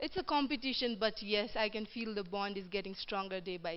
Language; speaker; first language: English; non-native, fluent; Nepali